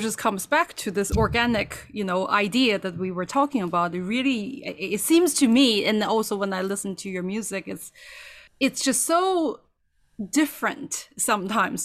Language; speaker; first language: English; non-native, fluent; Chinese